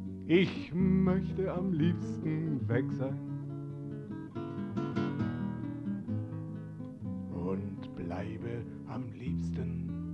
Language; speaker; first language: German; native; German